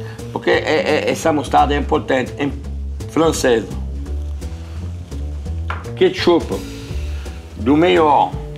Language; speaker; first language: Portuguese; non-native, fluent; French